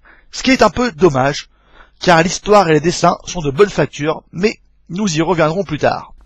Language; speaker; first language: French; native; French